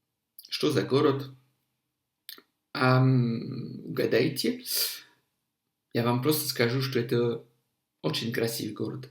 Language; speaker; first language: Russian; non-native, fluent; French